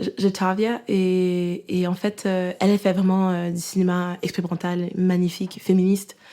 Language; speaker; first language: French; native; French